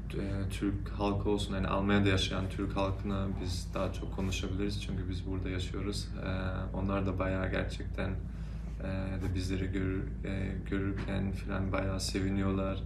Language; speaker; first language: Turkish; early bilingual, heritage; Turkish